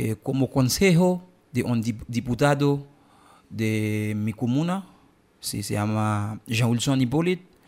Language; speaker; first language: Spanish; non-native, learner; Haitian Creole